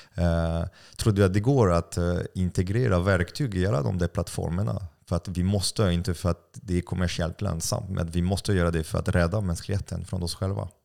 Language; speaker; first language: Swedish; non-native, fluent; French